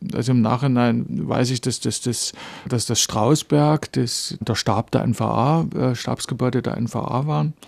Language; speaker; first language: German; native; German